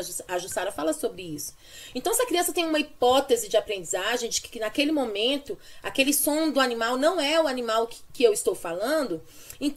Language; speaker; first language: Portuguese; native; Portuguese